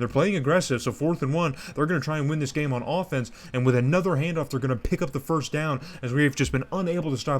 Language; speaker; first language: English; native; English